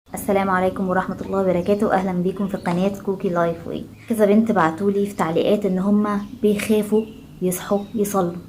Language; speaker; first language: Arabic; native; Arabic